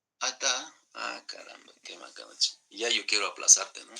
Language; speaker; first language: Spanish; native; Spanish